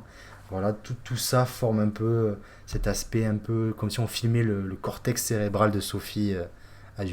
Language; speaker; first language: French; native; French